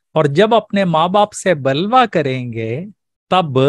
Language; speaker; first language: Hindi; native; Hindi